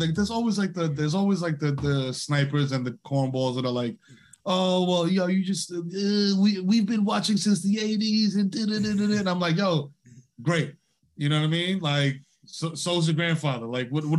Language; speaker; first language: English; native; English